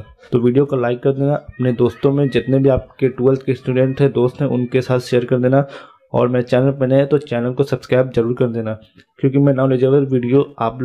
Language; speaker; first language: Hindi; native; Hindi